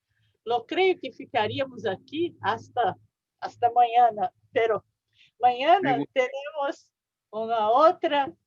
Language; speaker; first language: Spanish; non-native, learner; Portuguese